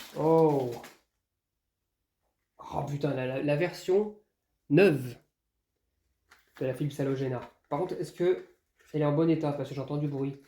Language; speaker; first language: French; native; French